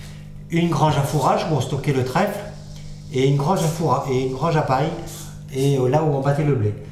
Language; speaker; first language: French; native; French